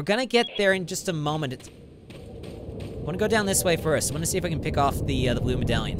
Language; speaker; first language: English; native; English